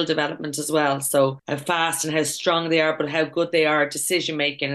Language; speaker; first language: English; native; English